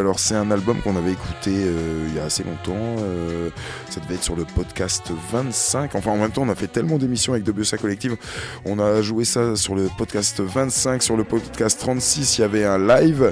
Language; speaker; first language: French; native; French